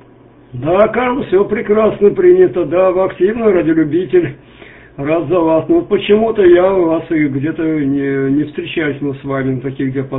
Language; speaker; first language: Russian; native; Russian